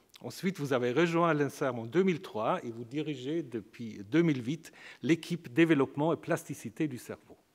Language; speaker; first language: French; native; French